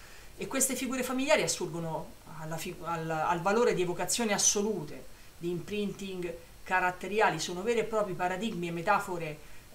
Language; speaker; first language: Italian; native; Italian